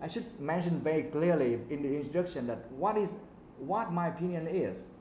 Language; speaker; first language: English; non-native, fluent; Vietnamese